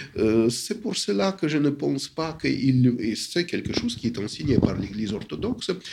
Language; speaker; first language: French; non-native, fluent; Russian